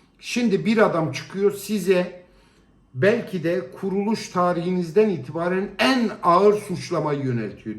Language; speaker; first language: Turkish; native; Turkish